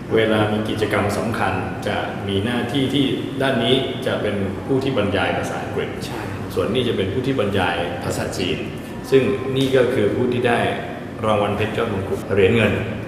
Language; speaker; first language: Thai; native; Thai